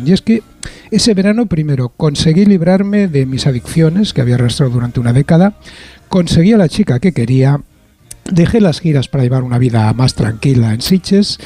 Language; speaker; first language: Spanish; native; Spanish